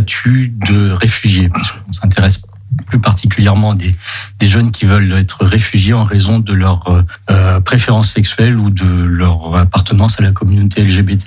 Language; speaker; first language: French; native; French